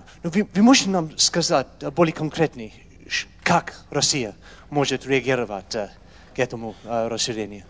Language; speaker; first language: Russian; non-native, fluent; English